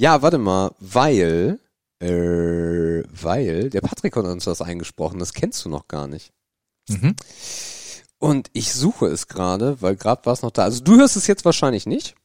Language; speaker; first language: German; native; German